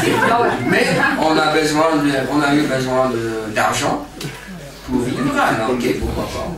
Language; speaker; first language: French; non-native, fluent; English